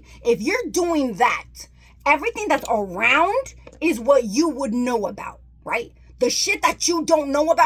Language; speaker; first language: English; native; English